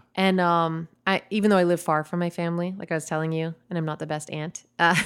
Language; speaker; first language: English; native; English